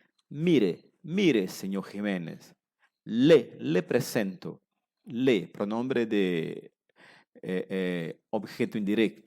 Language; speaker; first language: Spanish; non-native, fluent; Portuguese